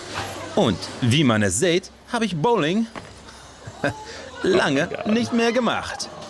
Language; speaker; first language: German; non-native, learner; English